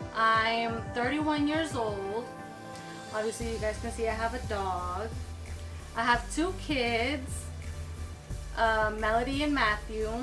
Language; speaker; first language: English; native; English